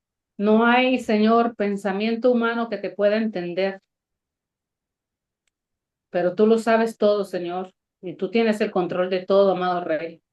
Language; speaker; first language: Spanish; native; Spanish